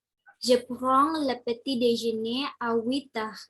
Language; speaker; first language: French; non-native, learner; Indonesian